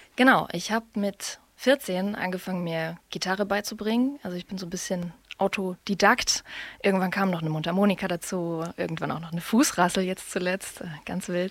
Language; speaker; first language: German; native; German